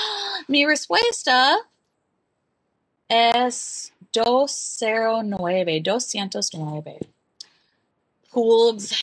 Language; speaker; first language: Spanish; non-native, learner; English